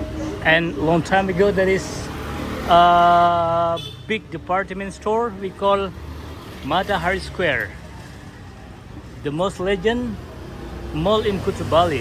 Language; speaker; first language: English; non-native, learner; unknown